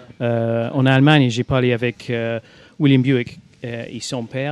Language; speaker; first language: French; non-native, fluent; English